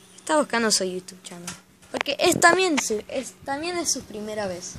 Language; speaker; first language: Spanish; early bilingual, heritage; Spanish